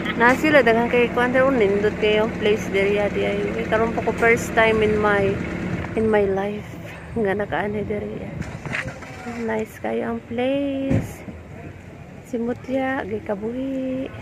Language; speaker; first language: Cebuano; native; Cebuano